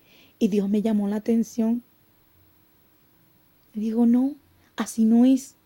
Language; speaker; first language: Spanish; native; Spanish